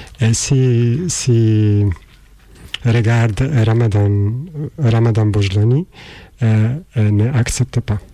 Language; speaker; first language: French; non-native, learner; Albanian